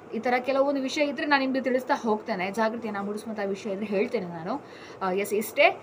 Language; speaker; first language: Kannada; non-native, local second language; Tulu